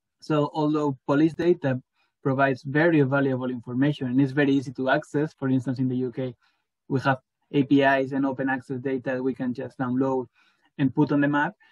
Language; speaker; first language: English; non-native, fluent; Spanish